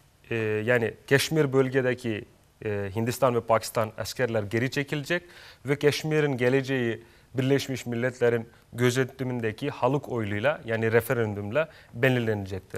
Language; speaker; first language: Turkish; non-native, fluent; Kashmiri